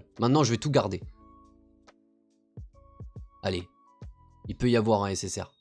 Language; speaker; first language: French; native; French